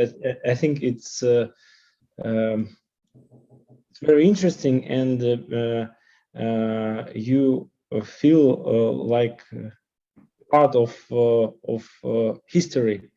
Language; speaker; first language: English; non-native, learner; Russian